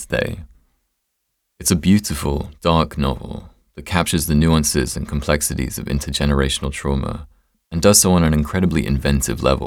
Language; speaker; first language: English; native; English